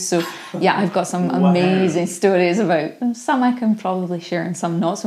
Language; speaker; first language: English; native; English